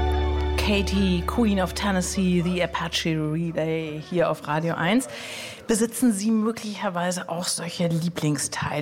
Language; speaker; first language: German; native; German